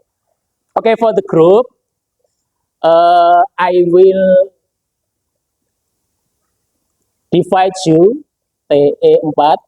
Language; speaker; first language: English; non-native, fluent; Indonesian